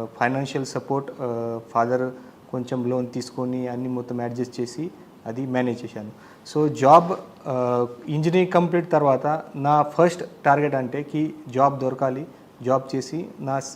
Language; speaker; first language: Telugu; non-native, learner; Marathi